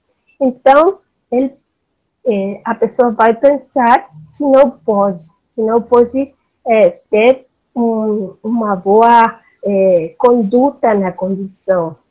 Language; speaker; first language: Portuguese; non-native, learner; Spanish